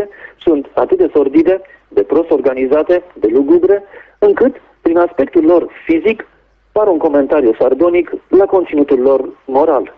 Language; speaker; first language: Romanian; native; Romanian